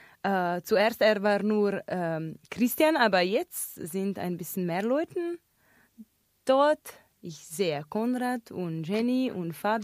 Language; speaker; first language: German; non-native, learner; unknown